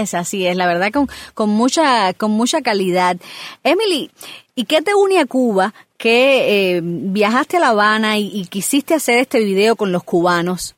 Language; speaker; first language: Spanish; native; Spanish